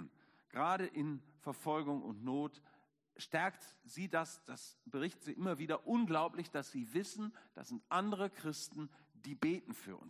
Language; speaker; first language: German; native; German